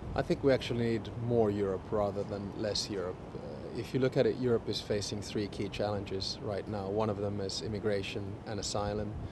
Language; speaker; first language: English; non-native, fluent; Finnish